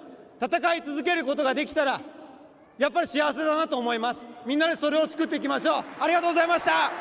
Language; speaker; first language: Japanese; native; Japanese